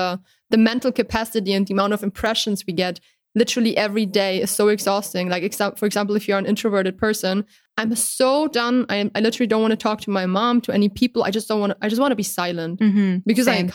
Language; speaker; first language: English; non-native, fluent; German